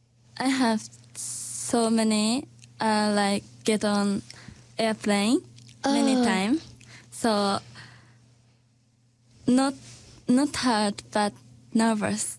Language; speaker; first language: English; non-native, learner; Japanese